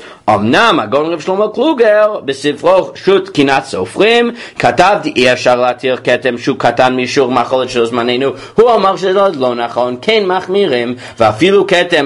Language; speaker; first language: Hebrew; non-native, fluent; English